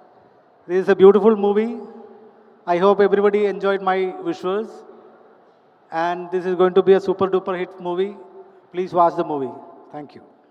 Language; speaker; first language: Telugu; non-native, learner; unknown